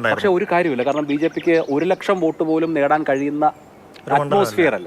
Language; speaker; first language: Malayalam; native; Malayalam